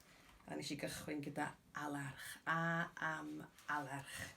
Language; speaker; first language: Welsh; native; Welsh